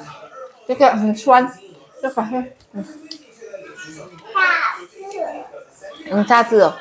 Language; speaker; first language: Chinese; non-native, learner; Indonesian